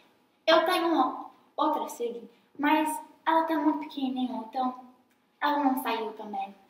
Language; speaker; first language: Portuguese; non-native, learner; English